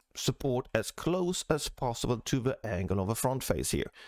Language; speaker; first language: English; non-native, fluent; Swedish